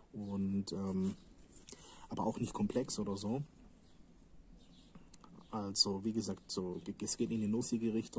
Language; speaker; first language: German; native; German